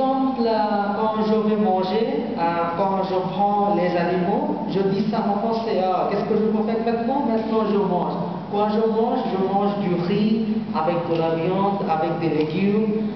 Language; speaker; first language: French; non-native, learner; Bangla